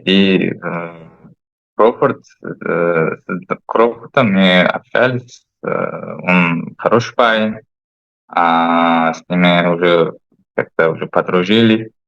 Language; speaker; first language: Russian; non-native, fluent; Uzbek